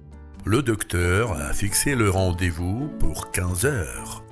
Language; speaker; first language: French; non-native, fluent; Russian